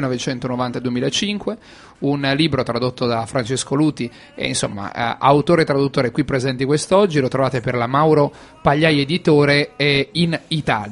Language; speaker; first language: Italian; native; Italian